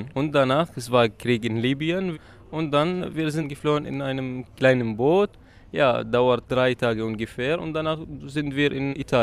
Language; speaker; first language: German; non-native, learner; Arabic